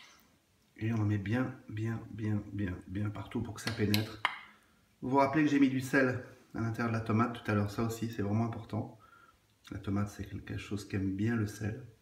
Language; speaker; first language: French; native; French